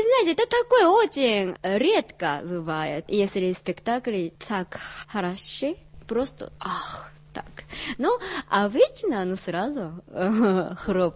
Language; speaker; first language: Russian; non-native, learner; Japanese